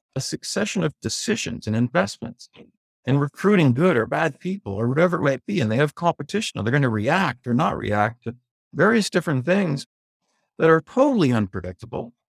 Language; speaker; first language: English; native; English